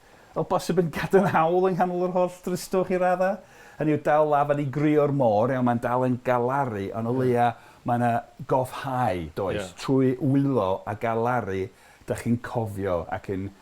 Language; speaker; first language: Welsh; non-native, fluent; English